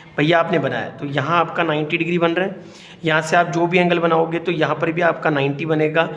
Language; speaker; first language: Hindi; native; Hindi